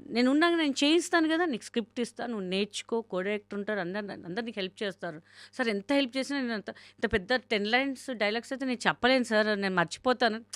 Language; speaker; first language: Telugu; non-native, local second language; Hindi